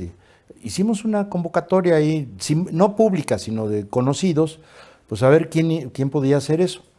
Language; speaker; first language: Spanish; native; Spanish